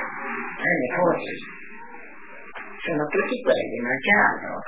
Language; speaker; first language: Italian; non-native, local second language; Friulian